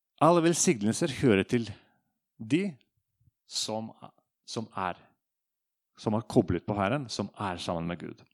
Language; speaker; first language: Norwegian; non-native, fluent; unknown